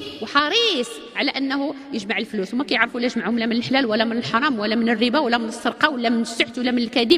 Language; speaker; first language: Arabic; native; Arabic